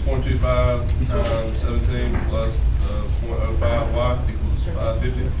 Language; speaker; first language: English; native; English